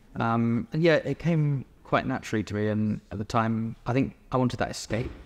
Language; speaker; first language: English; native; English